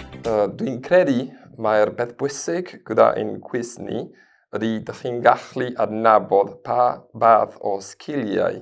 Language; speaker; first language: Welsh; non-native, learner; Spanish